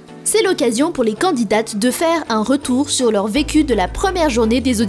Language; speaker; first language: French; native; French